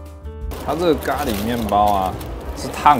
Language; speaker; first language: Chinese; native; Chinese